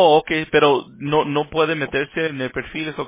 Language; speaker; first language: Spanish; early bilingual, heritage; Spanish